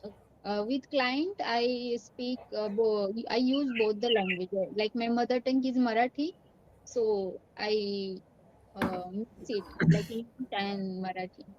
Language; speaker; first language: English; non-native, learner; Marathi